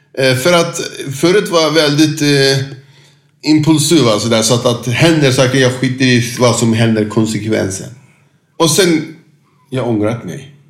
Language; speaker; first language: Swedish; non-native, fluent; Turkish